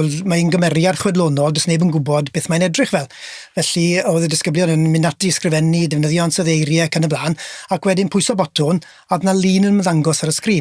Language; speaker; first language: Welsh; native; Welsh